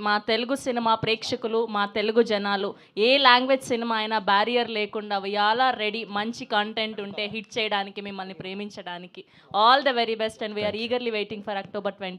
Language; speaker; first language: Telugu; native; Telugu